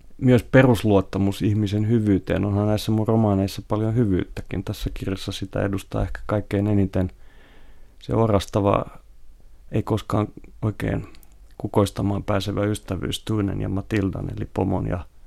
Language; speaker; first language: Finnish; non-native, local second language; Swedish